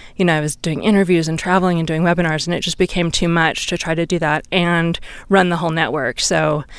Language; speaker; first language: English; native; English